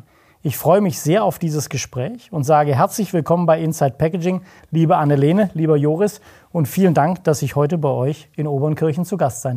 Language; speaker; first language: German; native; German